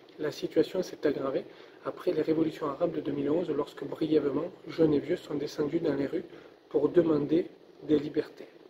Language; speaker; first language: French; native; French